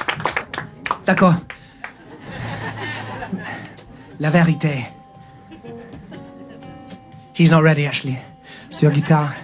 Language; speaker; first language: French; non-native, learner; English